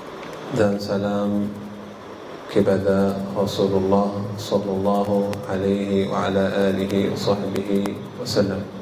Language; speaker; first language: Indonesian; non-native, learner; Arabic